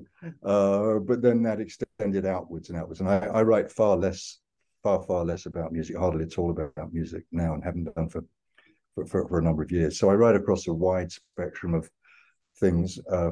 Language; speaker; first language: English; native; English